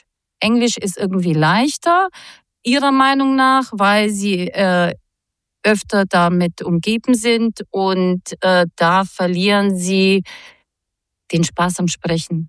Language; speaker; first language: German; non-native, fluent; Croatian